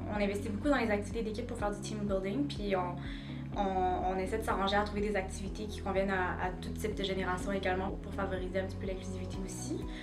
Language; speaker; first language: French; early bilingual, other home language; Vietnamese